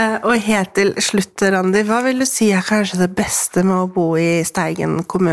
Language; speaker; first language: Norwegian; native; Norwegian